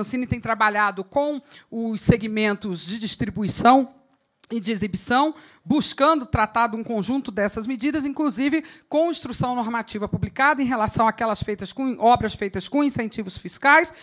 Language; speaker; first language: Portuguese; native; Portuguese